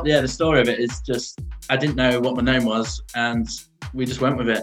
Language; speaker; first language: English; native; English